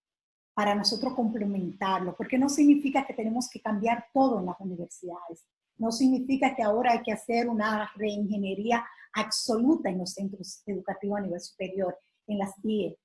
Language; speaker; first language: Spanish; native; Spanish